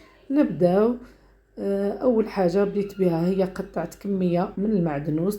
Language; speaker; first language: Arabic; native; Arabic